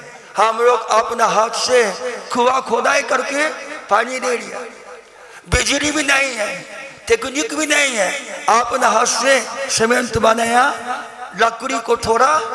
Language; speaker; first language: Hindi; non-native, learner; Japanese